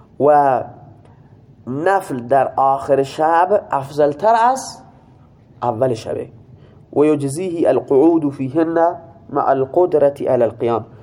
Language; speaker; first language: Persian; non-native, local second language; Baluchi